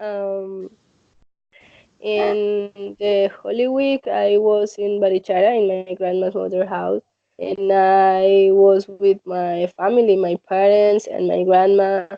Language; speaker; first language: English; non-native, learner; Spanish